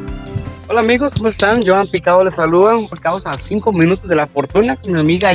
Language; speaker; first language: Spanish; native; Spanish